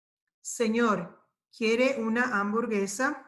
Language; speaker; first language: Spanish; non-native, fluent; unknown